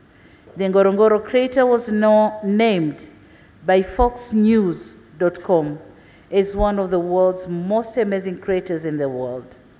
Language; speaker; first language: English; non-native, local second language; Swahili